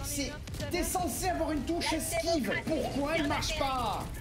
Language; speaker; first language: French; native; French